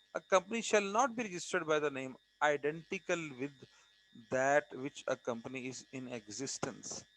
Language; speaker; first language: English; non-native, local second language; Urdu